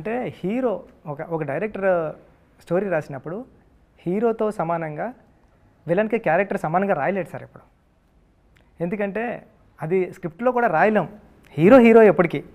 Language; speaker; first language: Telugu; native; Telugu